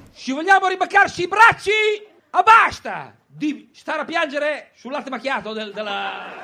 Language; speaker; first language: Italian; native; Italian